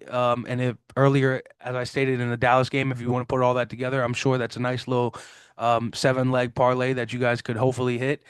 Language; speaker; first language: English; native; English